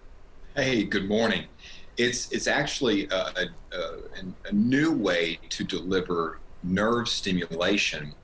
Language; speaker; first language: English; native; English